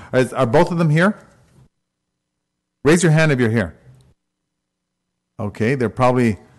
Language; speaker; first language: English; native; English